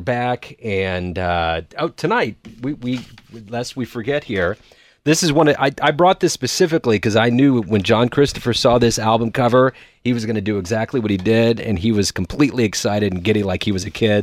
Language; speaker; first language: English; native; English